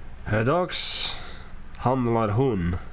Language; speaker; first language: Swedish; non-native, learner; English